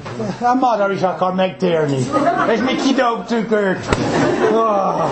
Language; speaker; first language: Hungarian; non-native, fluent; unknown